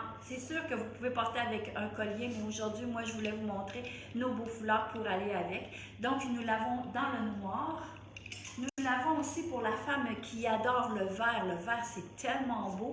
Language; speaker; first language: French; native; French